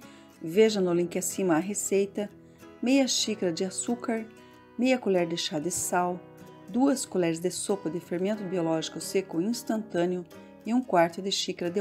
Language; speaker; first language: Portuguese; native; Portuguese